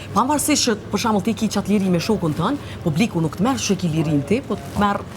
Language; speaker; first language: Albanian; native; Albanian